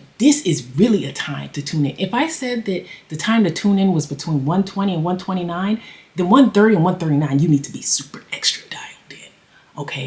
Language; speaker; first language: English; native; English